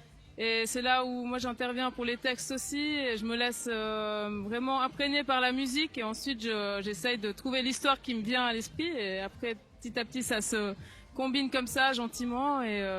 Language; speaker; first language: French; native; French